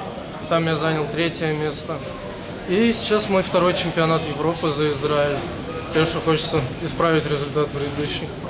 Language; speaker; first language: Russian; native; Russian